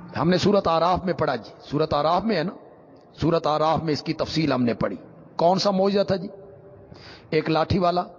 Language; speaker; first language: Urdu; non-native, local second language; Punjabi